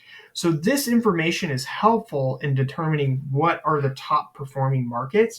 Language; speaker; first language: English; native; English